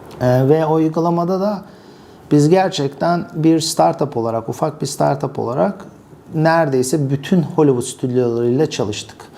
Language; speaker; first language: Turkish; early bilingual, other home language; English